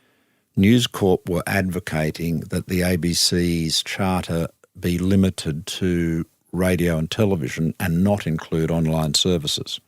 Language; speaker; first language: English; native; English